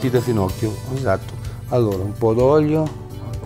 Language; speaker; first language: Italian; early bilingual, heritage; Italian